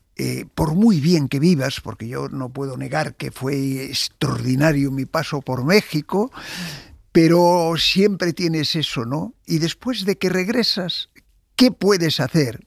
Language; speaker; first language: Spanish; native; Spanish